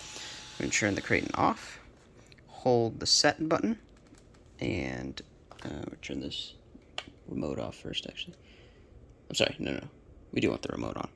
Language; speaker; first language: English; native; English